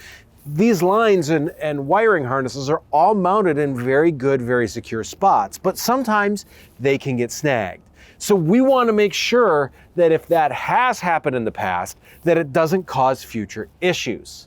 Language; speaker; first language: English; native; English